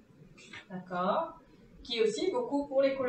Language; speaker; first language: French; non-native, fluent; Czech